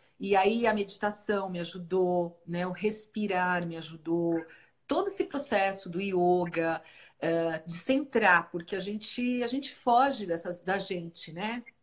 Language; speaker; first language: Portuguese; native; Portuguese